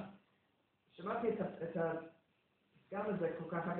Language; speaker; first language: Hebrew; non-native, learner; English